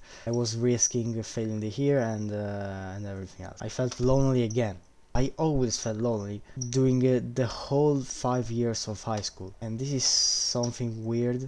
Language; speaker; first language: English; non-native, fluent; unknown